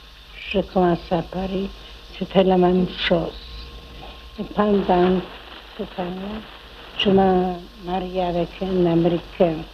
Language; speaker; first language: French; non-native, fluent; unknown